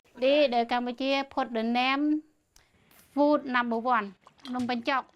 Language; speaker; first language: English; non-native, learner; Khmer